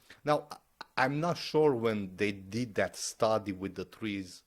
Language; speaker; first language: English; non-native, fluent; Romanian